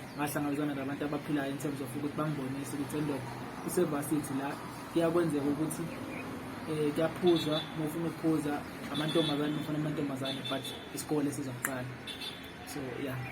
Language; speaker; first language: Zulu; native; Zulu